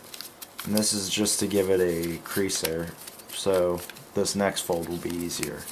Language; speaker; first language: English; native; English